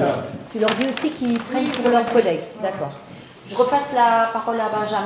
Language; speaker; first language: French; native; French